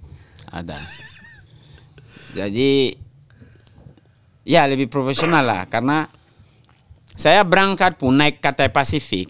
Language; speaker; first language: Indonesian; non-native, local second language; French